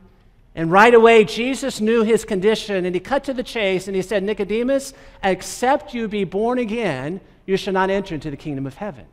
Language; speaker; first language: English; native; English